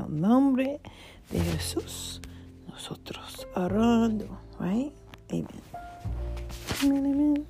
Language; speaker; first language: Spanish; non-native, learner; English